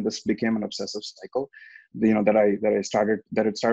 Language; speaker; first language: English; non-native, local second language; Telugu